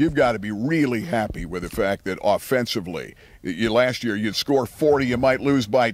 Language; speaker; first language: English; native; English